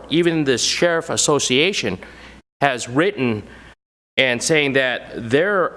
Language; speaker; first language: English; native; English